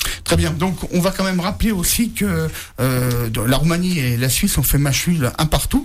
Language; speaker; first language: French; native; French